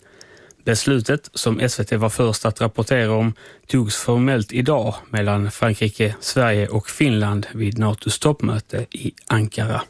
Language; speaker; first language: Swedish; native; Swedish